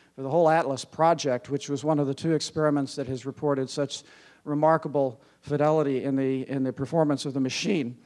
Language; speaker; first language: English; native; English